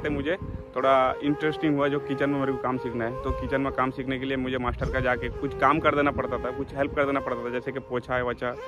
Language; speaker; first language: Hindi; non-native, local second language; Bangla